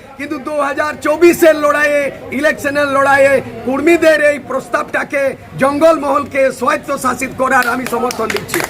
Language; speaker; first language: Bangla; non-native, local second language; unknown